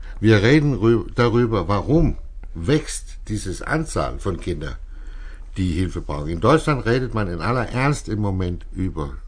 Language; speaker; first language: German; non-native, fluent; Danish